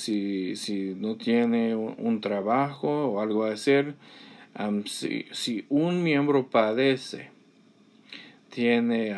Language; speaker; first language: Spanish; non-native, fluent; English